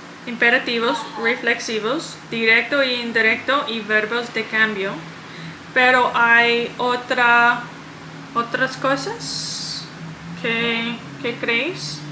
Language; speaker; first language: Spanish; non-native, learner; English